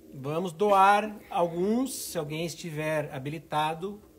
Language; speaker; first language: Portuguese; native; Portuguese